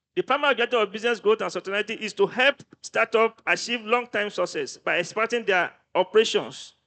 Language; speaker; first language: English; non-native, local second language; Yoruba